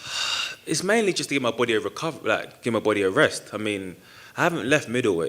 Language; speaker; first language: English; native; English